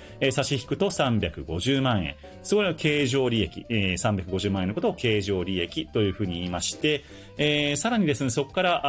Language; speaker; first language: Japanese; native; Japanese